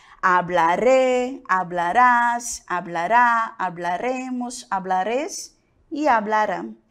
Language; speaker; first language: Spanish; non-native, learner; Portuguese